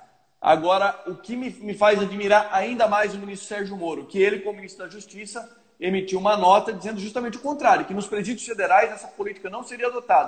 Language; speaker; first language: Portuguese; native; Portuguese